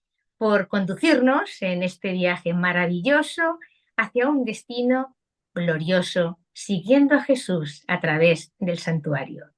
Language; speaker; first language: Spanish; native; Spanish